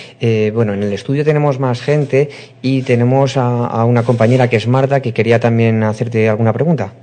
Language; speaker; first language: Spanish; native; Spanish